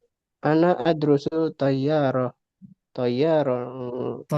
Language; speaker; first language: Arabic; non-native, learner; Indonesian